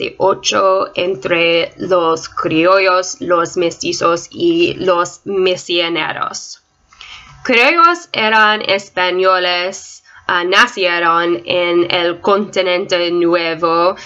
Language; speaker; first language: Spanish; non-native, learner; English